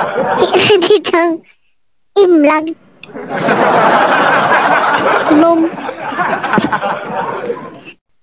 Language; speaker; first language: Vietnamese; non-native, learner; Indonesian